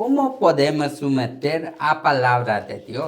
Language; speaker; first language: Spanish; non-native, learner; Korean